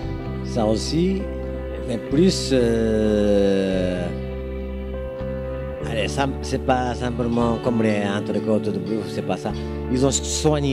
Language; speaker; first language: French; non-native, learner; Japanese